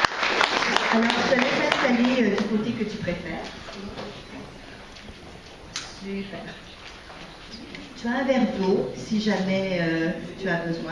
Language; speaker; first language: French; native; French